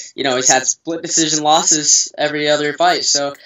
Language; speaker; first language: English; native; English